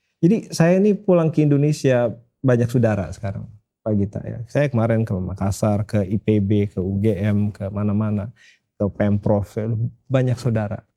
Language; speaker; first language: Indonesian; native; Indonesian